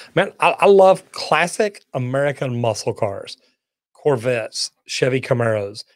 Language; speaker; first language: English; native; English